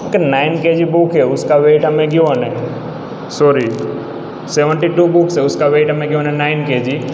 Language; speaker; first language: Hindi; non-native, local second language; Gujarati